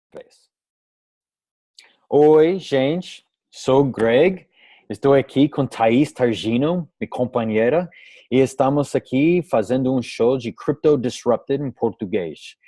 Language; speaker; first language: Portuguese; non-native, learner; English